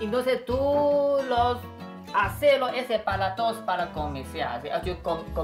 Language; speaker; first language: Spanish; non-native, learner; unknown